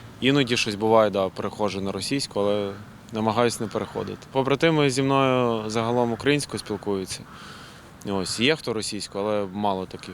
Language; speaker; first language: Ukrainian; non-native, local second language; Russian